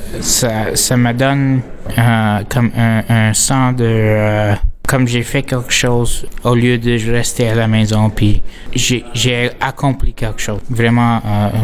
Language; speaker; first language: French; non-native, local second language; English